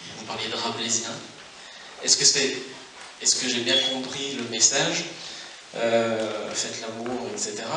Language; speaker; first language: French; native; French